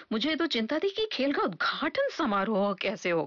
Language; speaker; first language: Hindi; native; Hindi